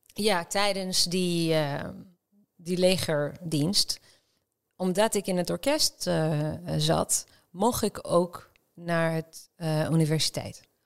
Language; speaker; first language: Dutch; non-native, fluent; Hebrew